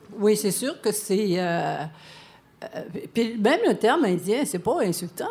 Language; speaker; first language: French; non-native, local second language; Cree